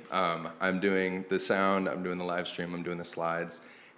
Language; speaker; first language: English; native; English